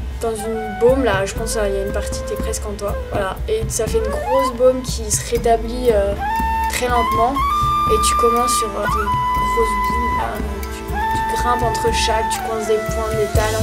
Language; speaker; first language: French; native; French